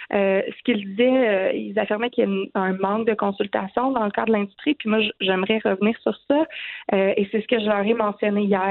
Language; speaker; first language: French; native; French